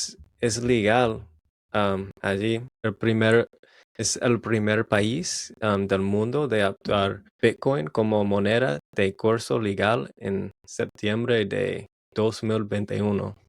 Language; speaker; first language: Spanish; non-native, learner; English